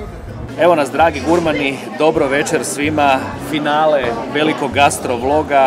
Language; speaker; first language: Croatian; native; Croatian